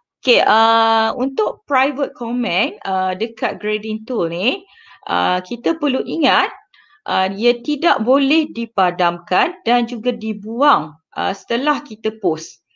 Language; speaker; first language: Malay; native; Malay